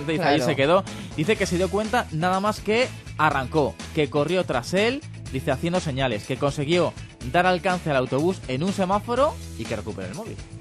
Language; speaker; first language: Spanish; native; Spanish